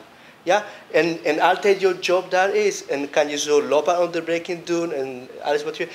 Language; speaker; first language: Dutch; non-native, fluent; Spanish